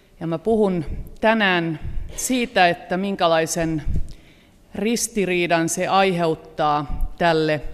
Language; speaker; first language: Finnish; native; Finnish